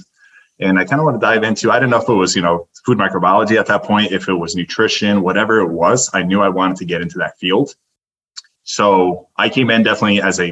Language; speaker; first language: English; early bilingual, other home language; Turkish